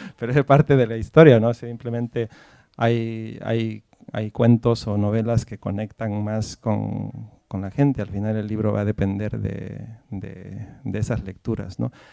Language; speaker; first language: Spanish; native; Spanish